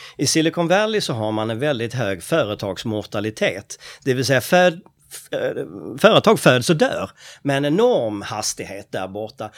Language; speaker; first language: Swedish; native; Swedish